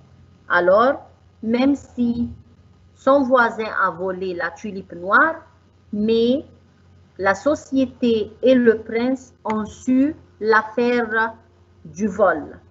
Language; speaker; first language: French; non-native, fluent; Arabic